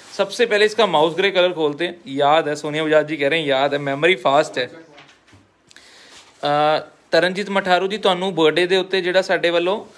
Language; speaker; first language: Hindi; non-native, local second language; Punjabi